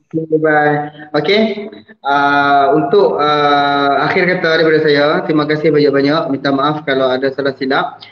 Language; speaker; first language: Malay; native; Malay